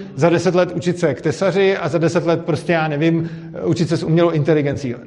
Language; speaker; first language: Czech; native; Czech